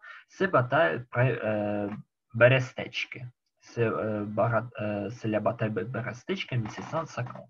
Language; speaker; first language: French; non-native, learner; Ukrainian